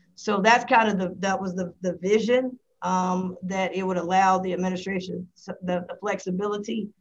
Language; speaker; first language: English; native; English